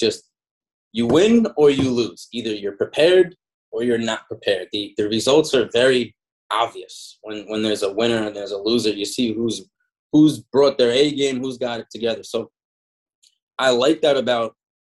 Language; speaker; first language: English; native; English